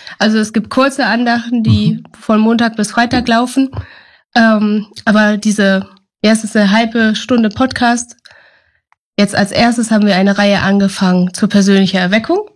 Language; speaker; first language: German; native; German